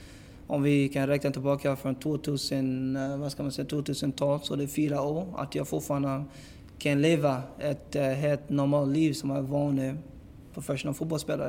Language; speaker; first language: Swedish; non-native, fluent; English